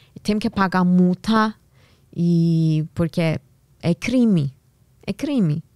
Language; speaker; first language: Portuguese; non-native, learner; Persian